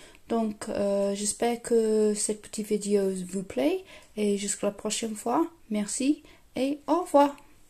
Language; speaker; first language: French; non-native, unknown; English